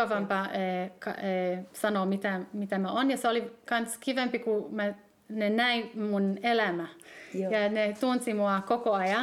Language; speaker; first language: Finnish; early bilingual, heritage; Hebrew